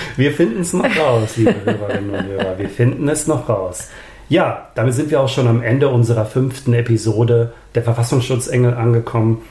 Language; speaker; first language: German; early bilingual, other home language; Serbian